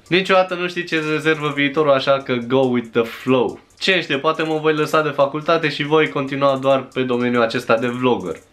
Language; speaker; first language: Romanian; early bilingual, other home language; Chinese